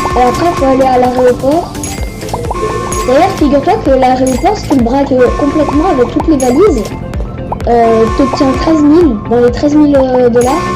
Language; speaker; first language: French; native; French